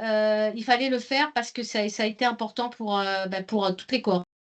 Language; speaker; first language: French; native; French